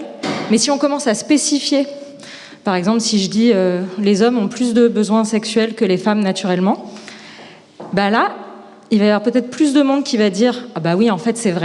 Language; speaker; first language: French; native; French